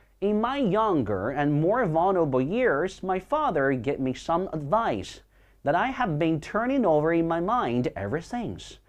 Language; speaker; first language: English; non-native, fluent; Chinese